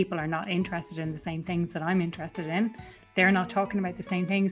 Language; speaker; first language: English; native; English